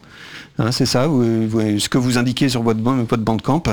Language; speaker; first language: French; native; French